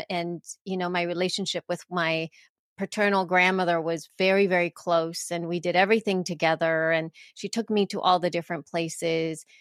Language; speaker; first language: English; early bilingual, other home language; Spanish